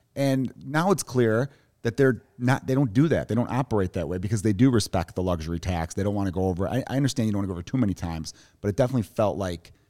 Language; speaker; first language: English; native; English